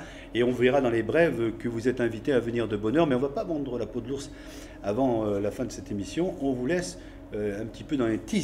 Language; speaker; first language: French; native; French